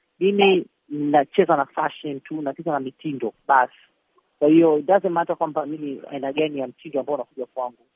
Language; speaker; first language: Swahili; native; Swahili